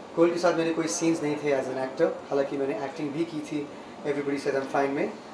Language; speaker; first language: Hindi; non-native, local second language; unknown